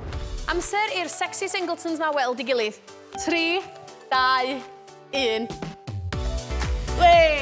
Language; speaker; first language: Welsh; native; Welsh